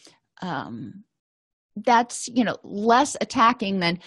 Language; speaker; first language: English; native; English